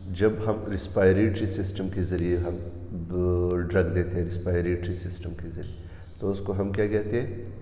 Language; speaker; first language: Urdu; non-native, local second language; Pashto